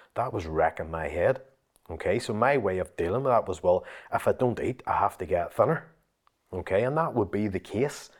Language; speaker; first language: English; native; English